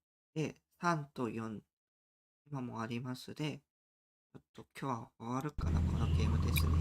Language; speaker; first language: Japanese; non-native, learner; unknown